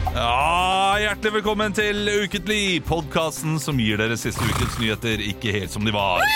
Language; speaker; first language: Norwegian; native; Norwegian